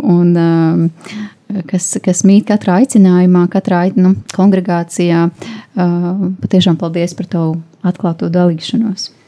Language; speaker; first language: Latvian; native; Latvian